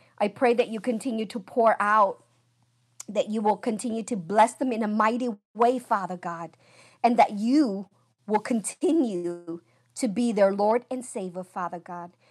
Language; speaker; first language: English; early bilingual, other home language; Vietnamese